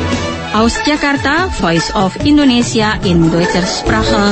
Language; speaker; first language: German; non-native, fluent; Indonesian